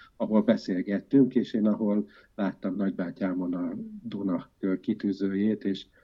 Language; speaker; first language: Hungarian; native; Hungarian